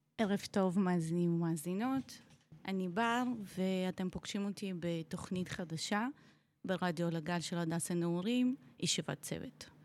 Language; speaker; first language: Hebrew; non-native, fluent; Russian